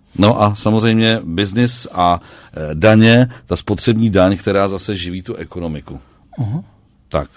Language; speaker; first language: Czech; native; Czech